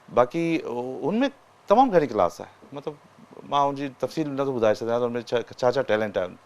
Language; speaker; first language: Sindhi; native; Sindhi